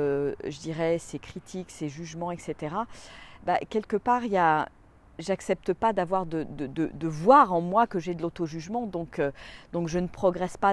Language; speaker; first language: French; native; French